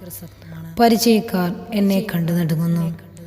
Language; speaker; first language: Malayalam; native; Malayalam